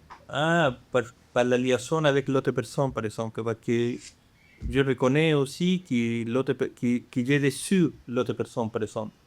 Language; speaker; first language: French; non-native, fluent; Spanish